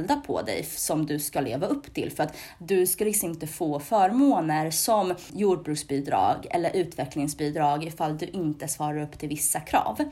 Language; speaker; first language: Swedish; early bilingual, other home language; Hungarian